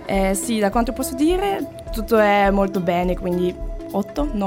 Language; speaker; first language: Italian; non-native, fluent; German